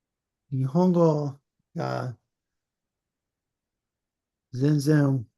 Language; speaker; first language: Japanese; non-native, learner; English